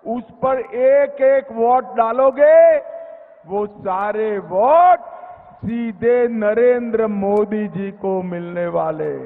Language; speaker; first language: Hindi; non-native, local second language; Gujarati